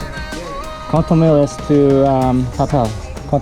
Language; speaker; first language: Spanish; non-native, learner; English